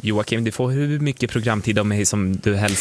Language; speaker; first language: Swedish; native; Swedish